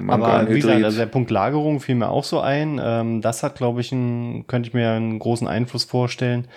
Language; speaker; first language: German; native; German